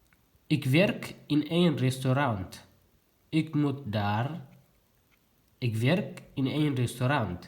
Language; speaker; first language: Dutch; non-native, learner; Tigrinya